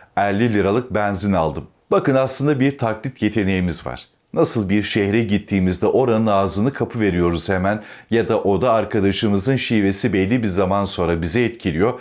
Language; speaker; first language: Turkish; native; Turkish